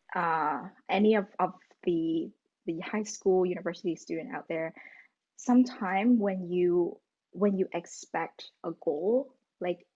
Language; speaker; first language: English; non-native, fluent; Vietnamese